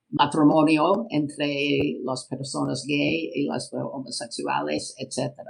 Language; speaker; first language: Spanish; non-native, learner; English